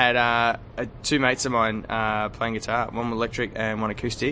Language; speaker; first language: English; native; English